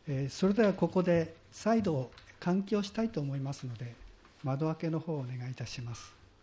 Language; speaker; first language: Japanese; native; Japanese